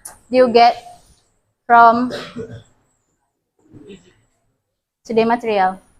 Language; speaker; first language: English; non-native, learner; Indonesian